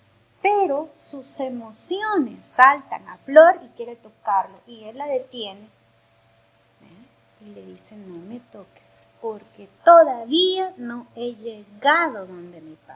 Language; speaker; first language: Spanish; native; Spanish